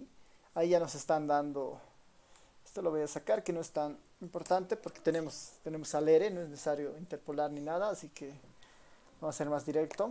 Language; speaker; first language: Spanish; native; Spanish